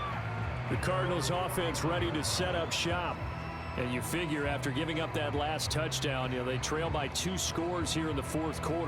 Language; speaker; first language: English; native; English